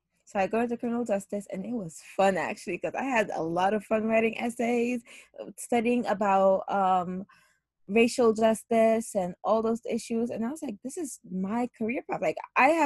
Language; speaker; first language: English; non-native, local second language; Hausa